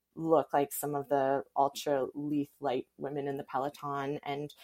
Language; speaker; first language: English; native; English